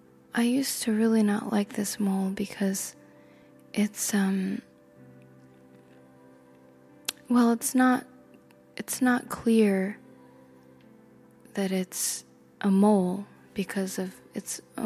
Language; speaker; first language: English; native; English